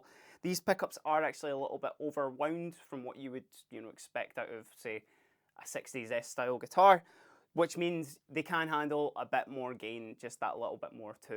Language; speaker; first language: English; native; English